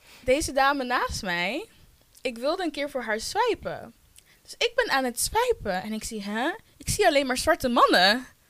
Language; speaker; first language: Dutch; early bilingual, other home language; French